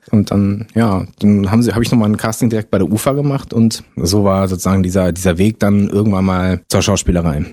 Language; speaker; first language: German; early bilingual, other home language; French